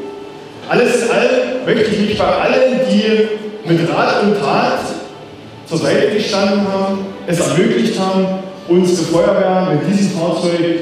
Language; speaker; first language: German; native; German